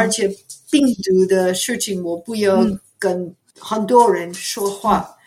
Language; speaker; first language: Chinese; non-native, fluent; English